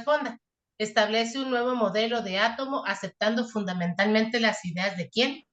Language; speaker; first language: Spanish; native; Spanish